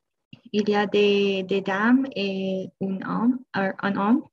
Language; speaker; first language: French; non-native, fluent; English